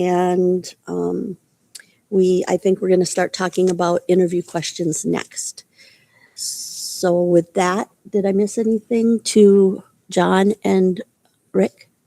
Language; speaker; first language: English; native; English